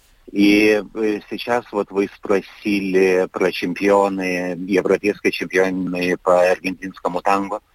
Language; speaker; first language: Russian; non-native, fluent; Lithuanian